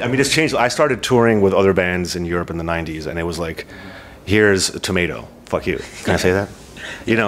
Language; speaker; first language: English; native; English